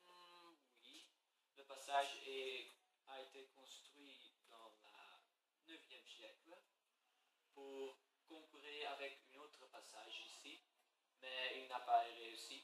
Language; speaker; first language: French; non-native, learner; Dutch